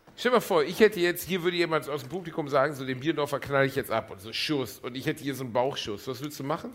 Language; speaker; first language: German; native; German